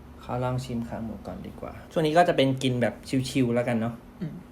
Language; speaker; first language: Thai; native; Thai